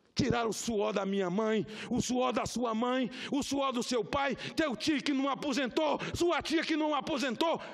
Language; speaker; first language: Portuguese; native; Portuguese